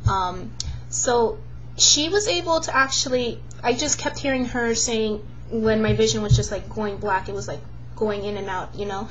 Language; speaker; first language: English; native; English